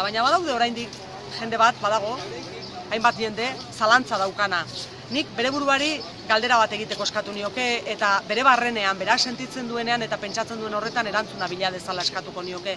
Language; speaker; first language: Basque; native; Basque